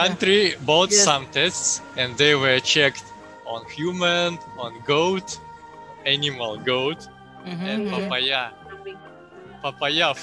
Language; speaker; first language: English; non-native, fluent; Russian